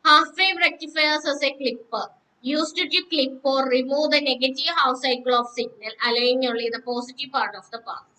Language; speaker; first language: English; non-native, local second language; Malayalam